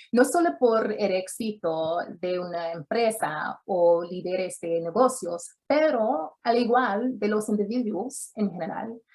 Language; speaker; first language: Spanish; early bilingual, other home language; English